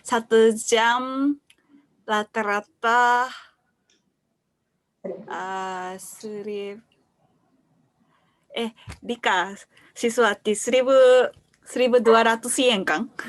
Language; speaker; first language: Indonesian; non-native, learner; Japanese